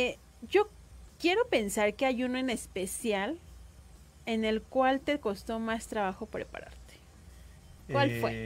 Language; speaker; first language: Spanish; native; Spanish